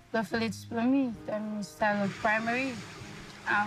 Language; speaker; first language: English; non-native, fluent; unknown